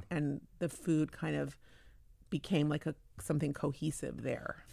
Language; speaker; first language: English; native; English